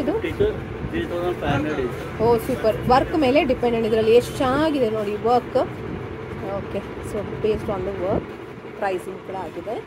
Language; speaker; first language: Kannada; native; Kannada